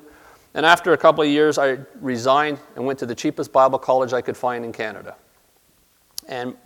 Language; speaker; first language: English; native; English